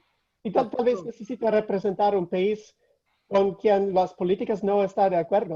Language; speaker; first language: Spanish; non-native, fluent; English